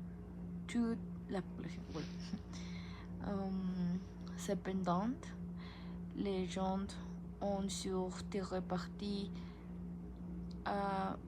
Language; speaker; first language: French; non-native, learner; Spanish